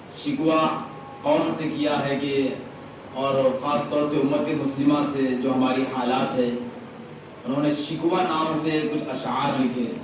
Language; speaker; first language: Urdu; native; Urdu